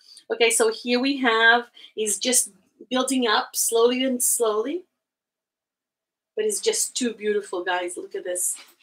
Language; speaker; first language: English; non-native, fluent; Portuguese